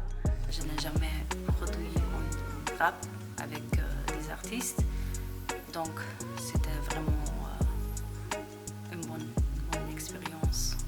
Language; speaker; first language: French; non-native, fluent; German